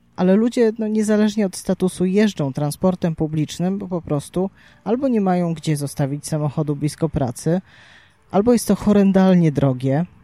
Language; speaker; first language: Polish; native; Polish